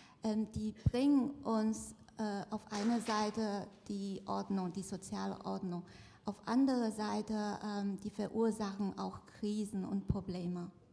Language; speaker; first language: German; non-native, fluent; Chinese